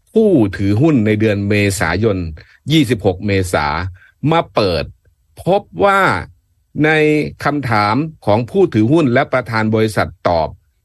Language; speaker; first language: Thai; native; Thai